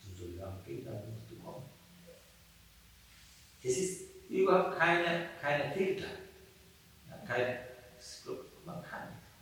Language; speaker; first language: German; non-native, fluent; Sinhala